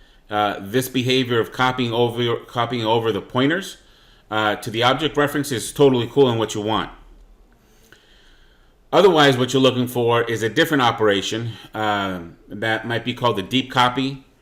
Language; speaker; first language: English; native; English